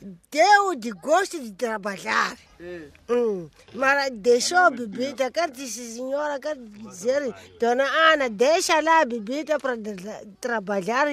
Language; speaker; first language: Portuguese; non-native, local second language; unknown